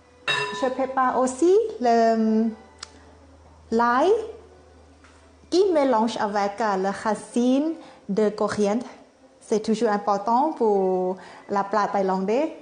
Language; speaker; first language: French; non-native, learner; Thai